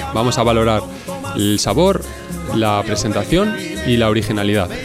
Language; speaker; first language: Spanish; native; Spanish